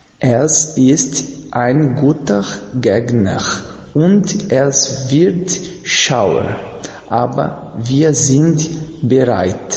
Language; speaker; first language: German; non-native, learner; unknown